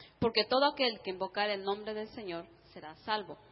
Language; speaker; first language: Spanish; native; Spanish